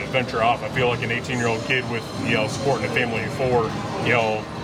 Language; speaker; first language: English; native; English